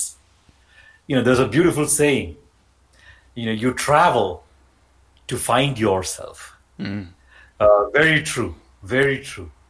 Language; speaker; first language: English; non-native, local second language; Malayalam